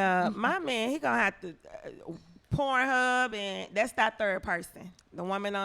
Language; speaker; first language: English; native; English